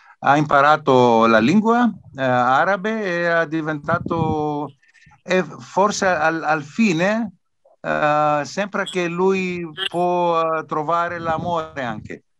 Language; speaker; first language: Italian; non-native, learner; Greek